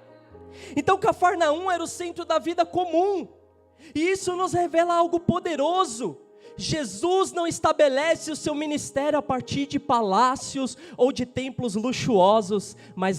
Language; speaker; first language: Portuguese; native; Portuguese